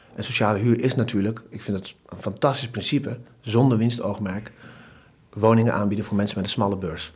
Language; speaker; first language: Dutch; early bilingual, other home language; Turkish